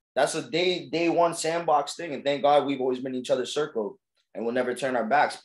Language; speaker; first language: English; native; English